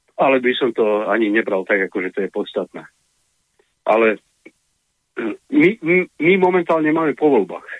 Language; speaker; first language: Slovak; non-native, fluent; Russian